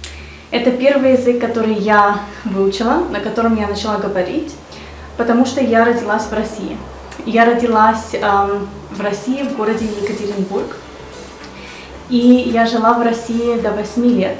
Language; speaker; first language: Russian; early bilingual, heritage; Russian